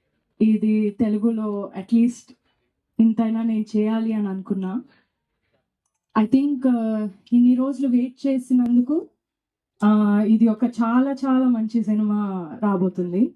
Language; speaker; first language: Telugu; non-native, fluent; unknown